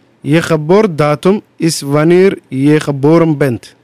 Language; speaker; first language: Dutch; non-native, learner; Somali